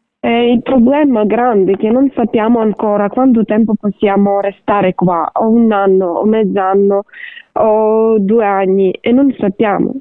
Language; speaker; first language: Italian; non-native, learner; Ukrainian